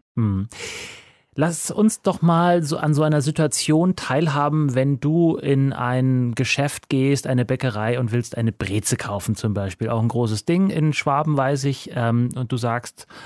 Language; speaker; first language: German; native; German